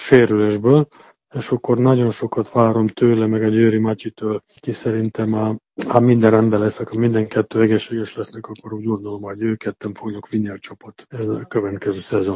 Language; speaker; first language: Hungarian; non-native, fluent; Serbian